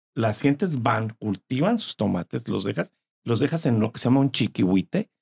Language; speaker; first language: Spanish; native; Spanish